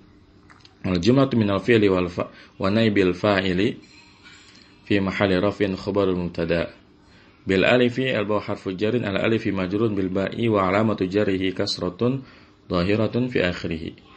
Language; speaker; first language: Arabic; non-native, fluent; Indonesian